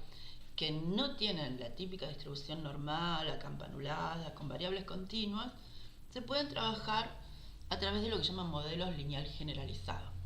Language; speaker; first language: Spanish; native; Spanish